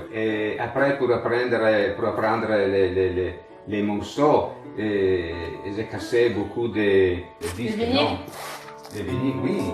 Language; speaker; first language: French; non-native, learner; Italian